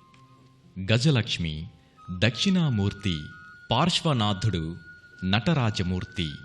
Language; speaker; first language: Telugu; native; Telugu